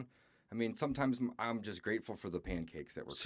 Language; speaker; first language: English; native; English